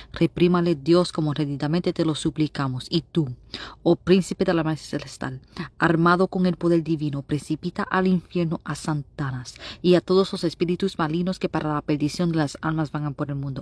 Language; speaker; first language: Spanish; early bilingual, heritage; Spanish